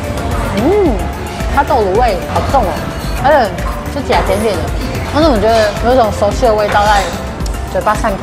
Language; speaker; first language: Chinese; native; Chinese